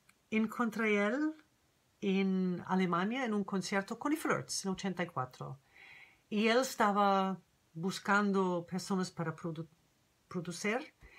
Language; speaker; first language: Spanish; non-native, learner; English